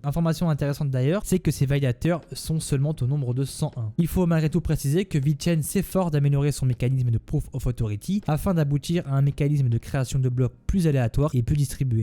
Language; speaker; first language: French; native; French